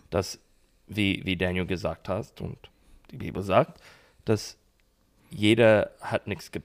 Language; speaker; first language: German; non-native, learner; English